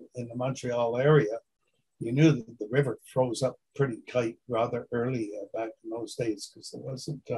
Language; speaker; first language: English; native; English